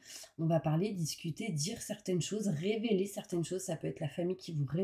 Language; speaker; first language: French; native; French